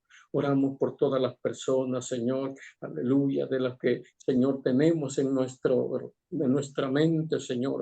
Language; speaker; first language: Spanish; native; Spanish